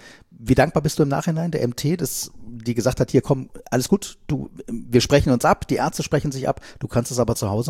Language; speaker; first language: German; native; German